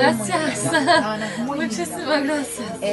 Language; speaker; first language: Spanish; non-native, learner; French